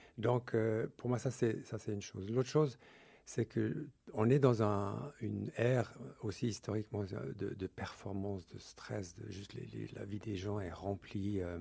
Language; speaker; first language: French; early bilingual, other home language; English